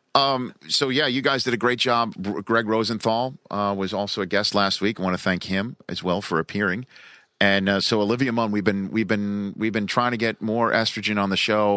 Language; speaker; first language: English; native; English